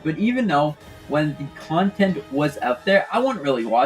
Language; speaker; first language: English; native; English